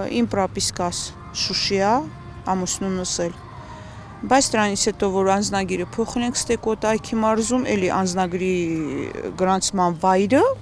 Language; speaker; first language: Armenian; native; Armenian